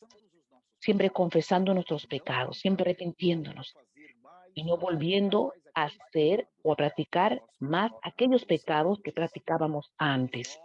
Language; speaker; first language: Spanish; non-native, fluent; Portuguese